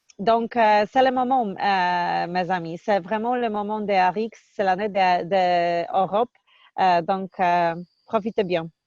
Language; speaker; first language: French; non-native, fluent; Polish